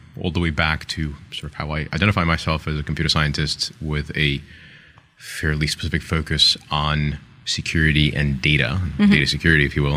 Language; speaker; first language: English; non-native, fluent; Ukrainian